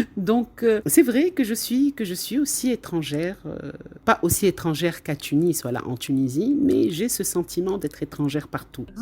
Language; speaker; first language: French; non-native, local second language; Arabic